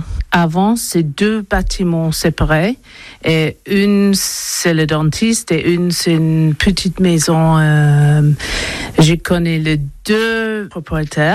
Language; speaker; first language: French; non-native, learner; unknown